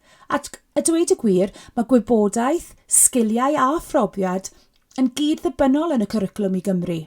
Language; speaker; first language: Welsh; native; Welsh